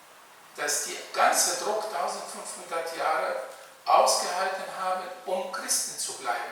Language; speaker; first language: German; non-native, fluent; Arabic